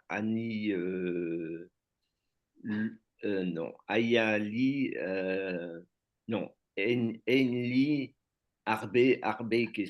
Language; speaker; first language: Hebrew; non-native, learner; French